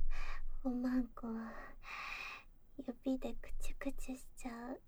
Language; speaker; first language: Japanese; native; Japanese